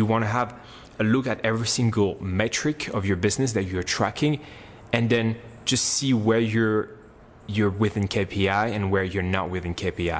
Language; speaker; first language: English; non-native, fluent; French